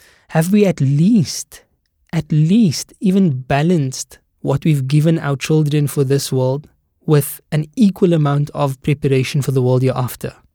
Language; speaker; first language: English; native; English